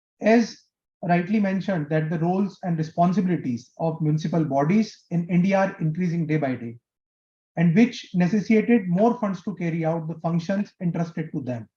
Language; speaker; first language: English; non-native, local second language; Hindi